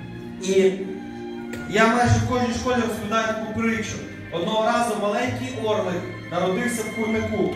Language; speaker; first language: Ukrainian; native; Ukrainian